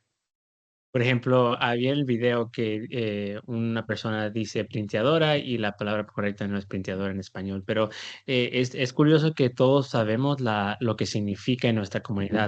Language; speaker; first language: Spanish; early bilingual, heritage; Spanish